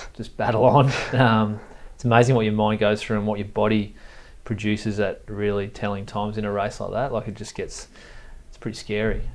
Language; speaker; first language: English; native; English